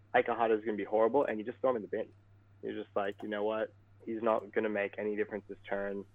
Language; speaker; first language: English; native; English